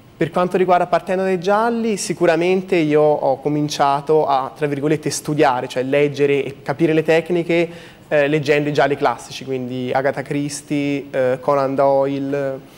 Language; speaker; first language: Italian; native; Italian